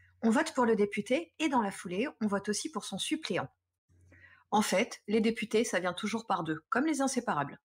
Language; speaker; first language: French; native; French